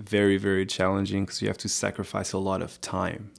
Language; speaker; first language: English; non-native, fluent; French